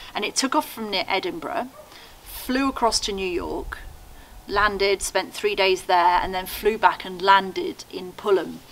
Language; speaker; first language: English; native; English